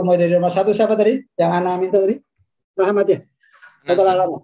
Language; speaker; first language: Indonesian; native; Indonesian